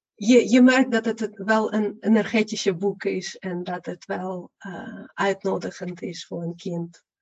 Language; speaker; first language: Dutch; non-native, fluent; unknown